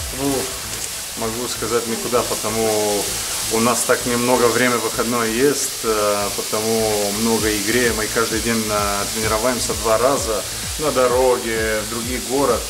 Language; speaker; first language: Russian; non-native, learner; Bulgarian